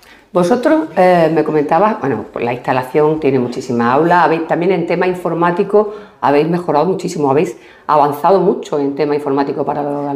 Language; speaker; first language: Spanish; native; Spanish